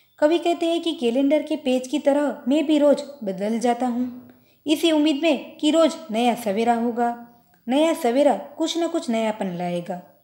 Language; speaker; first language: Hindi; non-native, local second language; Gujarati